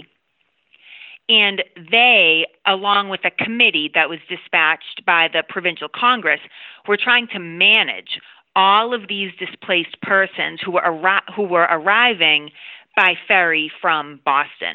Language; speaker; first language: English; native; English